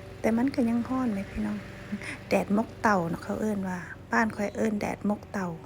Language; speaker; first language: Thai; non-native, local second language; Lao